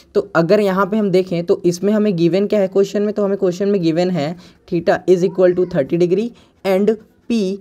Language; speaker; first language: Hindi; native; Hindi